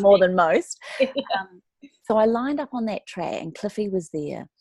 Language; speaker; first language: English; native; English